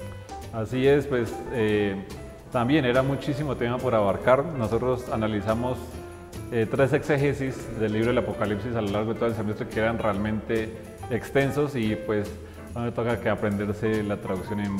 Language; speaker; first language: Spanish; native; Spanish